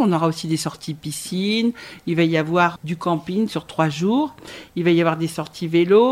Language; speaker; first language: French; native; French